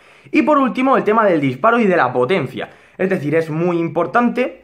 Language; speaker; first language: Spanish; native; Spanish